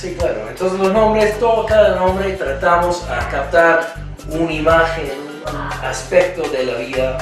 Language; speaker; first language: Spanish; non-native, fluent; English